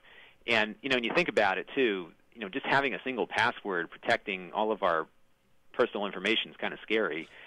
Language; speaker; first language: English; native; English